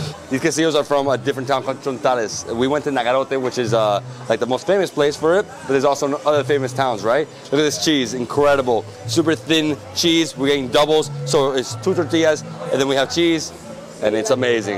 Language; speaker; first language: English; early bilingual, other home language; Spanish